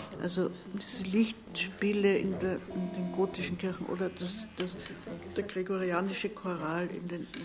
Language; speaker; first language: German; native; German